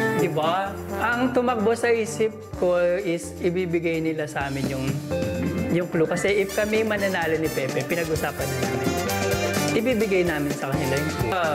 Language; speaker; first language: Filipino; native; Filipino